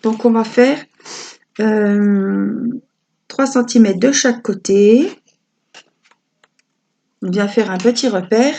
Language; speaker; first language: French; native; French